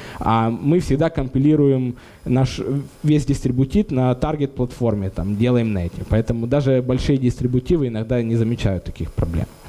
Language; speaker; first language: Russian; native; Russian